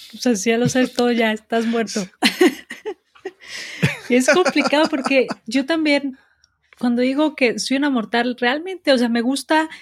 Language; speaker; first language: Spanish; native; Spanish